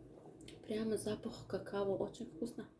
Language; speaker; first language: Russian; non-native, local second language; Tajik